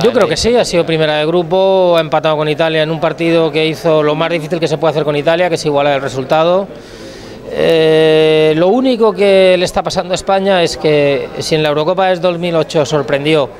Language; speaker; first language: Spanish; native; Spanish